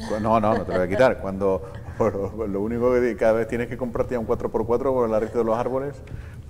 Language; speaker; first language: Spanish; native; Spanish